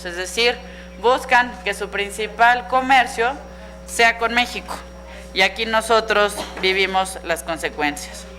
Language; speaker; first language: Spanish; native; Spanish